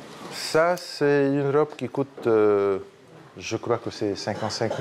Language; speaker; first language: French; non-native, local second language; Arabic